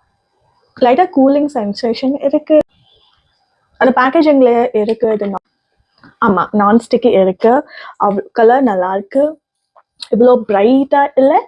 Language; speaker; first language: Tamil; non-native, learner; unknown